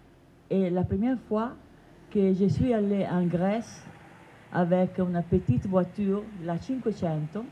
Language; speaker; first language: French; non-native, fluent; Italian